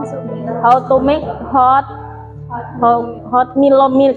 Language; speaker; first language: English; non-native, learner; Indonesian